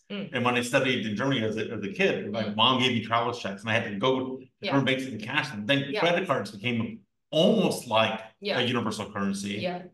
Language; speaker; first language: English; native; English